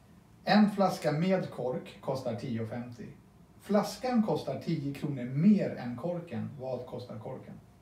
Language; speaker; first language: Swedish; native; Swedish